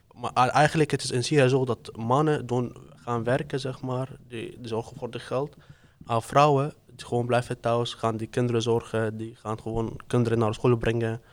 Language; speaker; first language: Dutch; non-native, fluent; Arabic